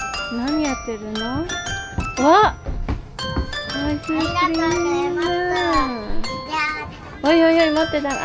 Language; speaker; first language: Japanese; non-native, learner; Filipino